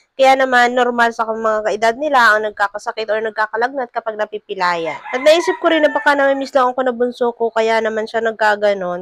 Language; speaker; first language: Filipino; non-native, local second language; Bikol